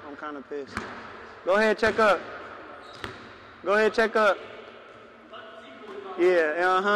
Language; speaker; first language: English; native; English